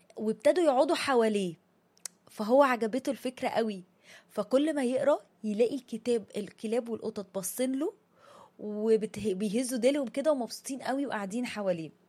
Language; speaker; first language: Egyptian Arabic; native; Egyptian Arabic